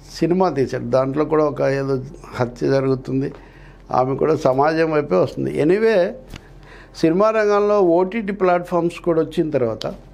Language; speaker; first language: Telugu; native; Telugu